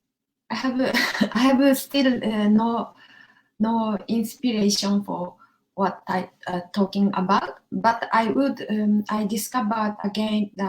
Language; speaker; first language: English; non-native, learner; Japanese